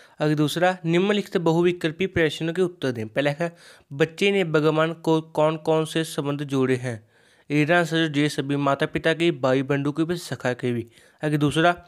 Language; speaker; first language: Hindi; non-native, local second language; Punjabi